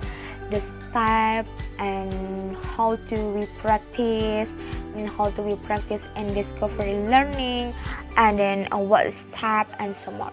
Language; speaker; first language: English; non-native, learner; Indonesian